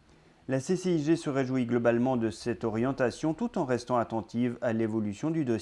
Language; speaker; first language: French; native; French